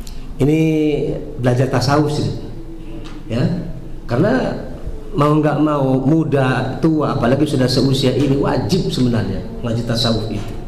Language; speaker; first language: Indonesian; native; Indonesian